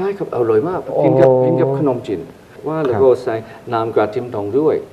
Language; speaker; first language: Thai; non-native, fluent; English